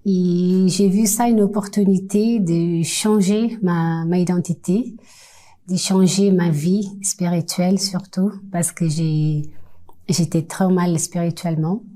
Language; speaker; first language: French; non-native, fluent; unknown